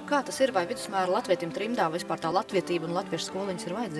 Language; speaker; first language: Latvian; native; Latvian